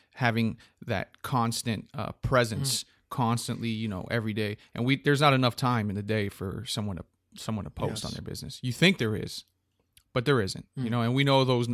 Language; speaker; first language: English; native; English